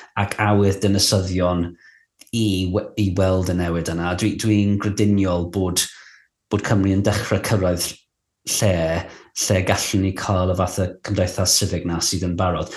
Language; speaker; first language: Welsh; non-native, local second language; English